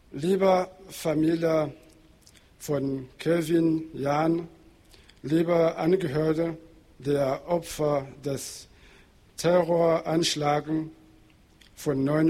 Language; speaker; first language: German; non-native, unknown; Portuguese